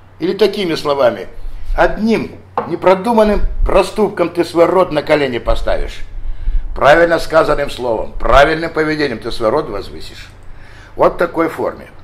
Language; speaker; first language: Russian; non-native, local second language; Adyghe